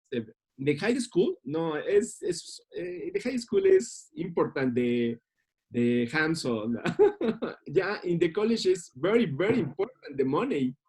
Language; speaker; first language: English; non-native, learner; Spanish